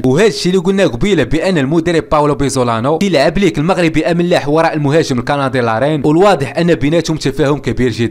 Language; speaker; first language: Arabic; native; Arabic